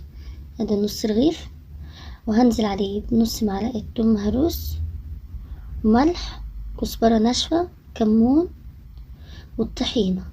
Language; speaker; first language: Arabic; native; Arabic